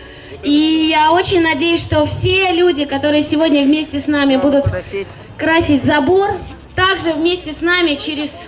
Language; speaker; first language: Russian; native; Russian